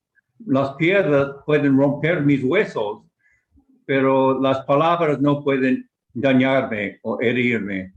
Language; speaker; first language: Spanish; non-native, fluent; English